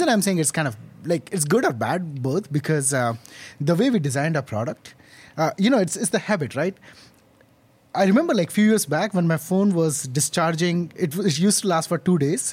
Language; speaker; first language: English; non-native, local second language; Hindi